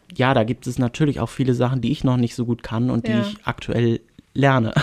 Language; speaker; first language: German; native; German